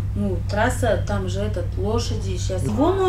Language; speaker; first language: Russian; native; Russian